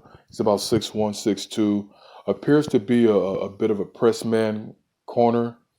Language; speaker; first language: English; native; English